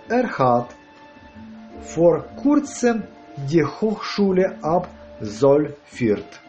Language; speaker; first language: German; non-native, learner; Russian